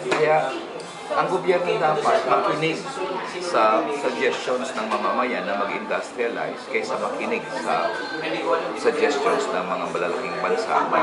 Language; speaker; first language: Filipino; non-native, local second language; Hiligaynon